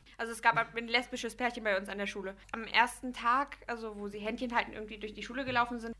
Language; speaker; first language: German; non-native, fluent; Spanish